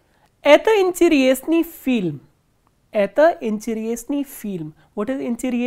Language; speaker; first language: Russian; non-native, fluent; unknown